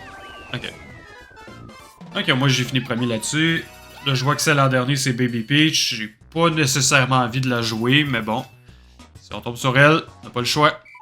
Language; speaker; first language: French; native; French